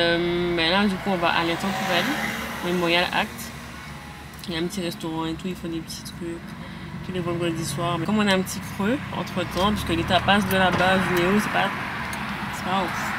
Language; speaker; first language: French; native; French